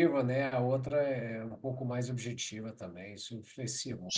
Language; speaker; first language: Portuguese; native; Portuguese